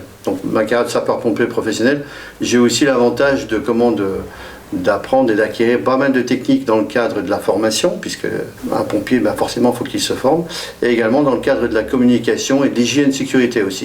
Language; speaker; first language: French; native; French